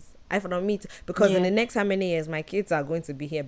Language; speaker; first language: English; non-native, local second language; Yoruba